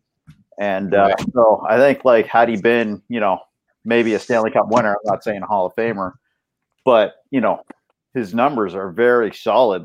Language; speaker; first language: English; native; English